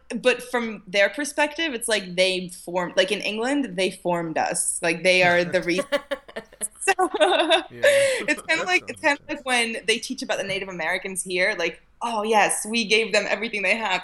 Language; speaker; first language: English; early bilingual, other home language; Arabic